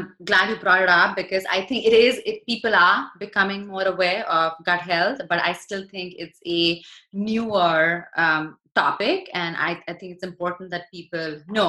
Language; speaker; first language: English; non-native, local second language; Hindi